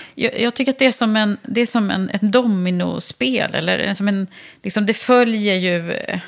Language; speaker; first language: Swedish; native; Swedish